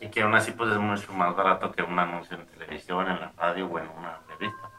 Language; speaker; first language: Spanish; native; Spanish